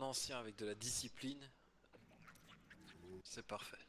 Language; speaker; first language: French; native; French